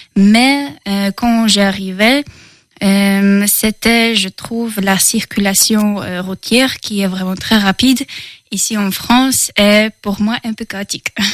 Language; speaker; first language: French; non-native, fluent; Polish